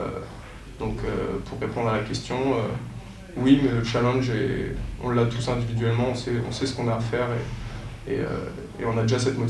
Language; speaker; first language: French; native; French